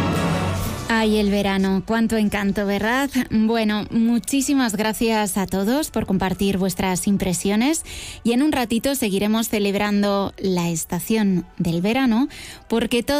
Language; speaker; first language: Spanish; native; Spanish